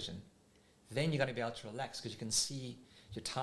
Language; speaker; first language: English; native; English